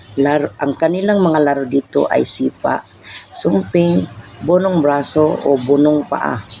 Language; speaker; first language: Filipino; non-native, local second language; Cebuano